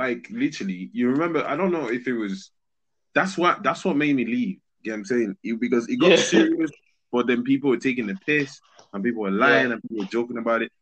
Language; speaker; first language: English; non-native, fluent; Spanish